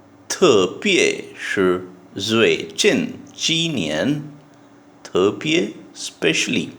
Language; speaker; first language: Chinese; non-native, learner; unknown